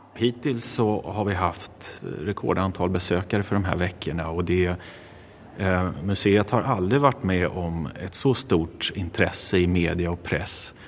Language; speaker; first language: Swedish; native; Swedish